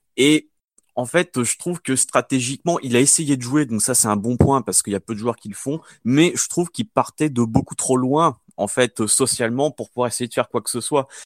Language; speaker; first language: French; native; French